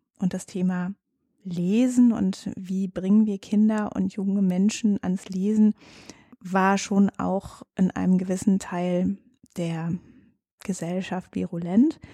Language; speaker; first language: German; native; German